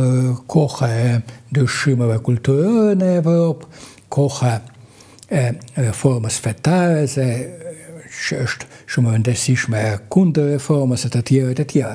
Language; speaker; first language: Albanian; non-native, fluent; Russian